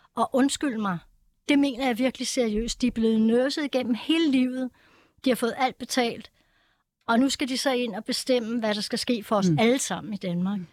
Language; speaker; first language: Danish; native; Danish